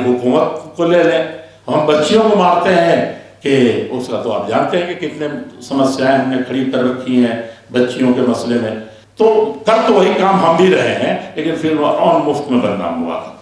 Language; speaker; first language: Urdu; native; Urdu